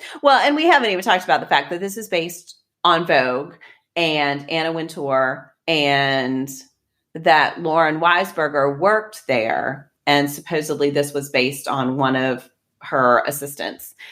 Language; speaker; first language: English; native; English